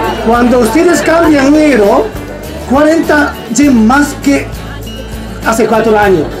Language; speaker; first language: Spanish; non-native, learner; Japanese